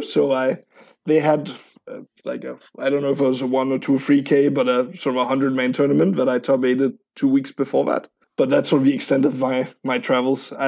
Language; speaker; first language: English; non-native, fluent; Danish